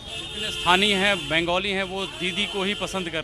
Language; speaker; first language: Hindi; native; Hindi